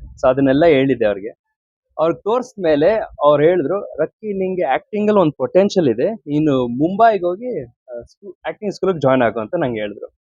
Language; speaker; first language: Kannada; early bilingual, heritage; Kannada